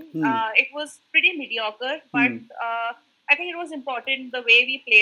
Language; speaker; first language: English; non-native, local second language; Hindi